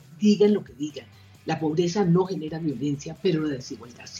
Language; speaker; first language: Spanish; native; Spanish